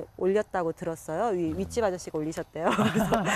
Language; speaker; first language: Korean; early bilingual, heritage; Korean